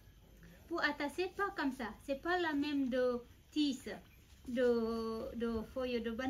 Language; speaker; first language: French; non-native, fluent; Balinese